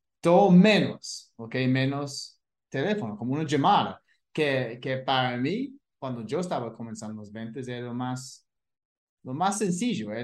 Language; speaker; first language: Spanish; non-native, fluent; English